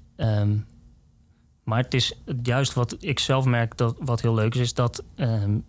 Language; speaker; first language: Dutch; native; Dutch